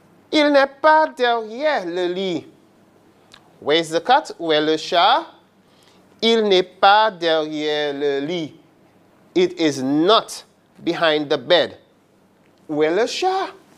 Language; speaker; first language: French; non-native, fluent; English